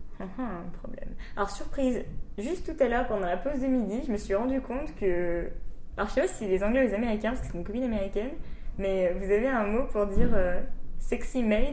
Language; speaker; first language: French; native; French